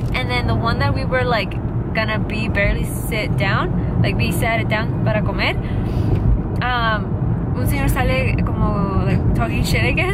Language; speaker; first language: English; early bilingual, other home language; Spanish